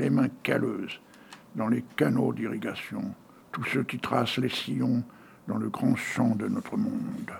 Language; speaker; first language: French; native; French